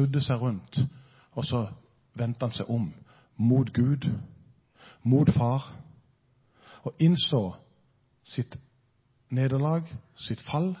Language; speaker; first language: Norwegian; native; Norwegian